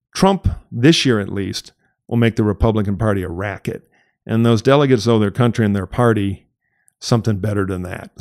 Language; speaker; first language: English; native; English